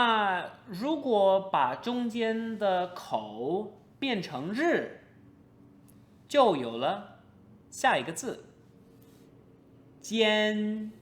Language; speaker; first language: Chinese; non-native, fluent; English